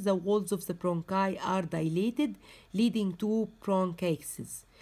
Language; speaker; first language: English; non-native, fluent; Arabic